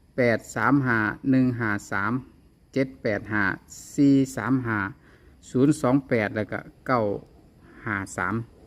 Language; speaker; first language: Thai; native; Thai